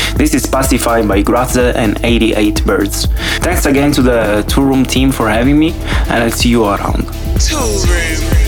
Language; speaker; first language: English; non-native, fluent; Italian